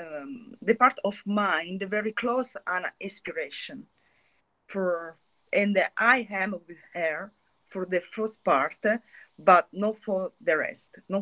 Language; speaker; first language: English; non-native, learner; Italian